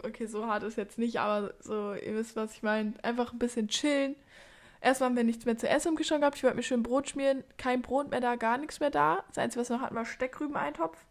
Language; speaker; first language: German; native; German